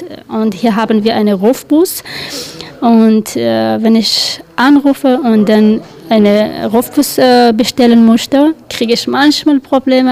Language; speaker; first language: German; non-native, learner; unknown